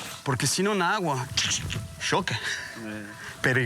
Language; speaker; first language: Portuguese; non-native, learner; French